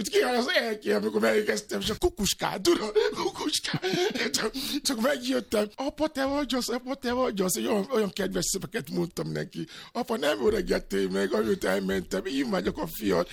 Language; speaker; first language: Hungarian; non-native, learner; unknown